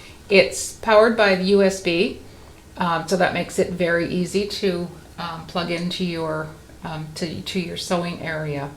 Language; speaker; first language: English; native; English